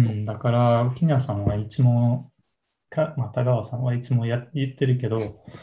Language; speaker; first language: Japanese; non-native, learner; English